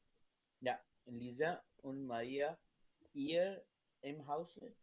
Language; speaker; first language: German; non-native, learner; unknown